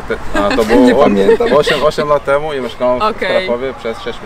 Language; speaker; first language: Polish; non-native, fluent; Portuguese